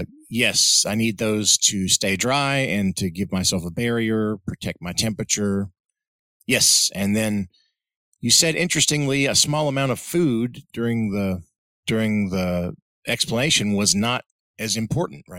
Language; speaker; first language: English; early bilingual, other home language; Spanish